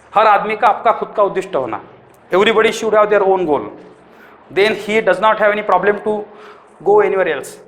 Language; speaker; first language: Hindi; non-native, local second language; Marathi